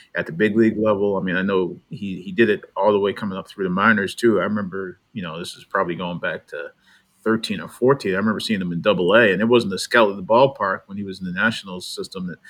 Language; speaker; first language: English; native; English